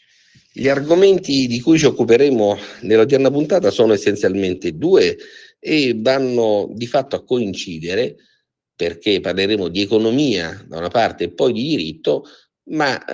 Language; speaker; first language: Italian; native; Italian